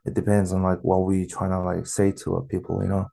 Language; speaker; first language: English; non-native, fluent; Mongolian